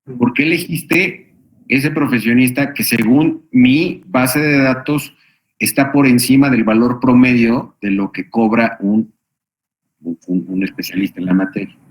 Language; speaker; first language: Spanish; native; Spanish